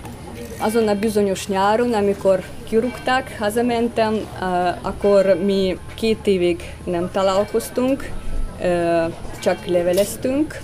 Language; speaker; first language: Hungarian; non-native, fluent; Russian